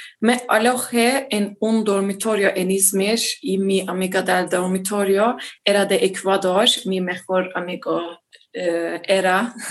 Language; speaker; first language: Spanish; non-native, learner; Turkish